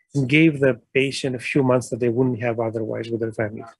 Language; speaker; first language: English; non-native, fluent; Greek